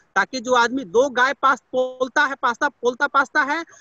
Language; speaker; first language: Hindi; native; Hindi